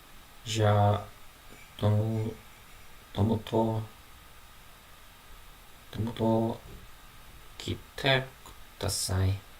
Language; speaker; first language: Japanese; non-native, learner; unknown